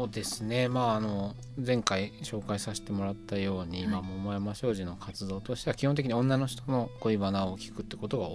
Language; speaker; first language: Japanese; native; Japanese